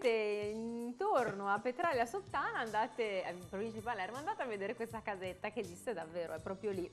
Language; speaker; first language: Italian; native; Italian